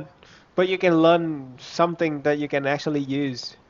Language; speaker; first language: English; non-native, fluent; Vietnamese